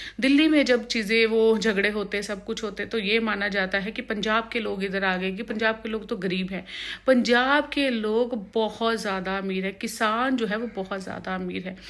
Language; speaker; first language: Hindi; non-native, local second language; Punjabi